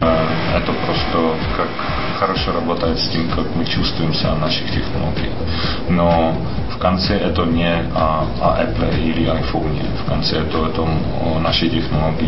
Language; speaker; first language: Russian; non-native, fluent; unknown